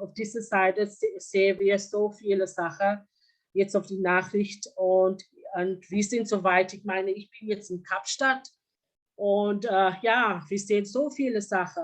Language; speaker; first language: German; non-native, learner; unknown